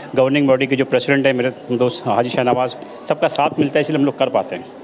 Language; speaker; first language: Hindi; non-native, local second language; Urdu